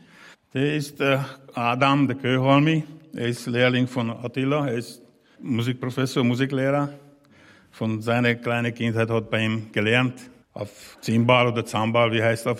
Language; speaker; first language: German; non-native, learner; Hungarian